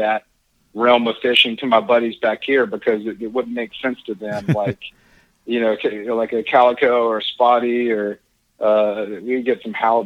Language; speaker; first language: English; native; English